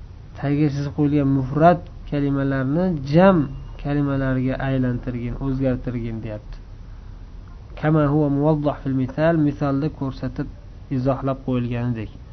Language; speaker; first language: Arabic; non-native, fluent; Uzbek